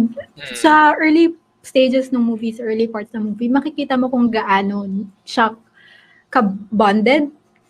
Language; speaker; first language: Filipino; native; Filipino